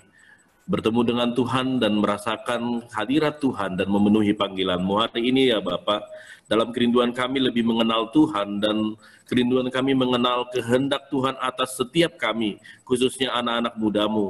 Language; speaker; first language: Indonesian; native; Indonesian